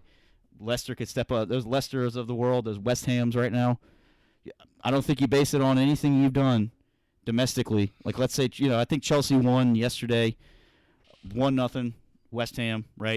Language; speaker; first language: English; native; English